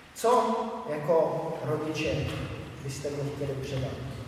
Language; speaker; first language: Czech; native; Czech